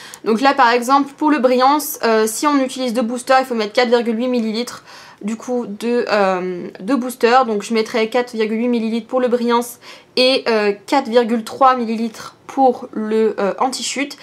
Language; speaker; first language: French; native; French